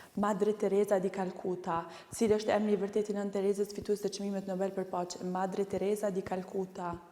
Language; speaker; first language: Albanian; early bilingual, heritage; Albanian